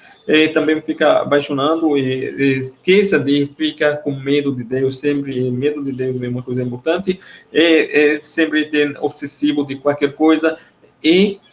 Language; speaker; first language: Portuguese; non-native, learner; Arabic